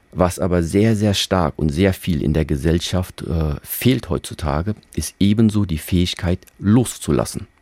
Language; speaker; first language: German; early bilingual, other home language; Vietnamese